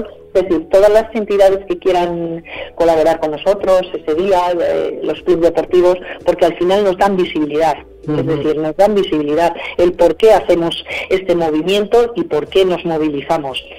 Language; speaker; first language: Spanish; native; Spanish